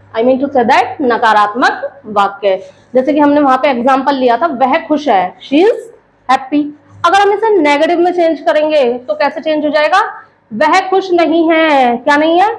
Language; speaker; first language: Hindi; native; Hindi